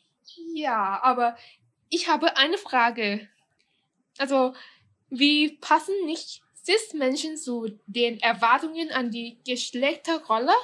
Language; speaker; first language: German; non-native, fluent; Thai